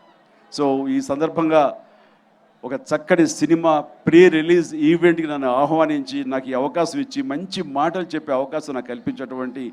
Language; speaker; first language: Telugu; native; Telugu